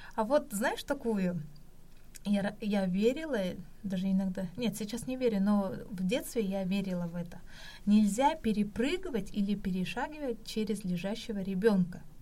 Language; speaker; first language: Russian; non-native, local second language; Kazakh